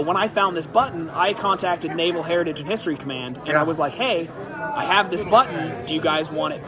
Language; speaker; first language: English; native; English